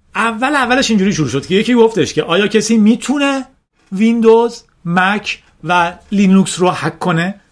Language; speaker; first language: Persian; native; Persian